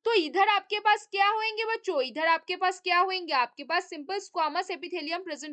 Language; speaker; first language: Hindi; native; Hindi